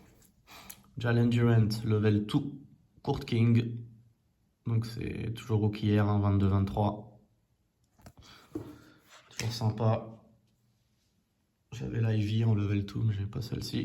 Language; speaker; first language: French; native; French